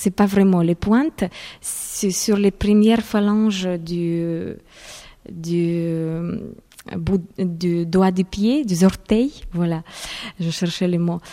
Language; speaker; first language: French; non-native, fluent; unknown